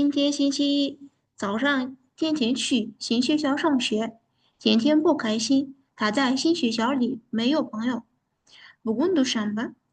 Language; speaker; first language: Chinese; non-native, fluent; Uzbek